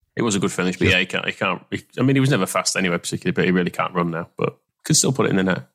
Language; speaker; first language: English; native; English